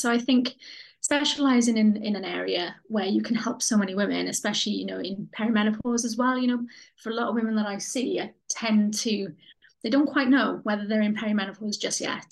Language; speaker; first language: English; native; English